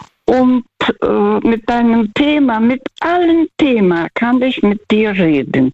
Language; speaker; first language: German; non-native, fluent; Russian